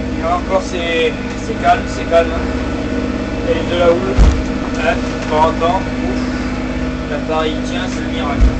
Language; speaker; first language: French; native; French